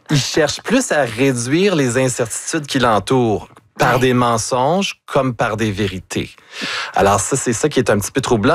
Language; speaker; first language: French; native; French